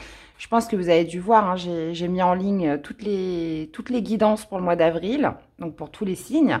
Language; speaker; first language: French; native; French